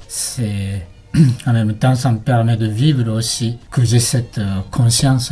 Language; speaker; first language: French; non-native, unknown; Japanese